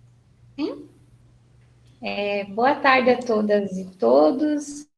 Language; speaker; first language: Portuguese; native; Portuguese